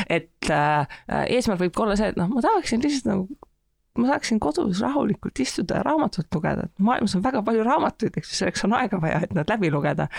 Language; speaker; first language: Estonian; native; Estonian